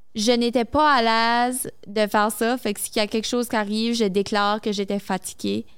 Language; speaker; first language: French; native; French